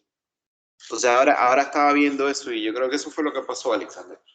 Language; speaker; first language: Spanish; native; Spanish